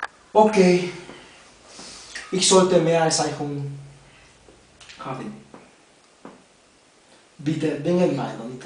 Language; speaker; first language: German; non-native, learner; Spanish